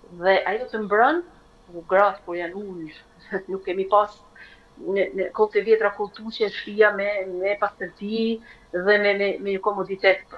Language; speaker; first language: Albanian; native; Albanian